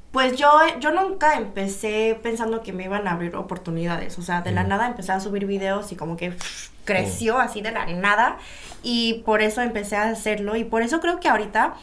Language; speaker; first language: Spanish; early bilingual, other home language; Korean